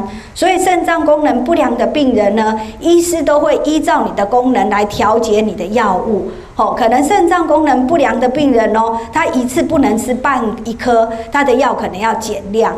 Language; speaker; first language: Chinese; native; Chinese